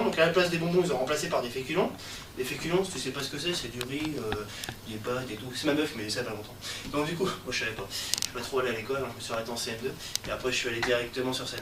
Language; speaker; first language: French; native; French